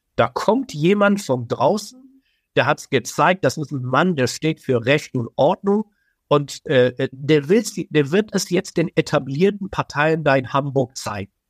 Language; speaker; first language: German; early bilingual, other home language; Persian